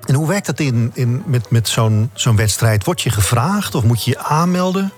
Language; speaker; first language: Dutch; native; Dutch